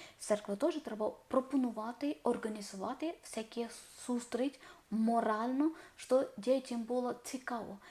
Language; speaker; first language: Ukrainian; non-native, learner; Malayalam